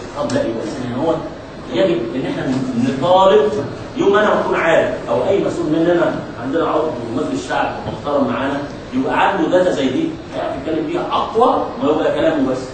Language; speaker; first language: Egyptian Arabic; native; Egyptian Arabic